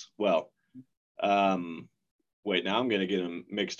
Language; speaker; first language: English; native; English